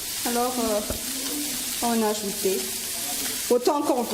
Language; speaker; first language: French; non-native, local second language; Malagasy